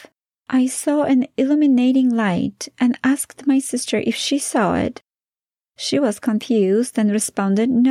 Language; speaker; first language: English; non-native, fluent; Polish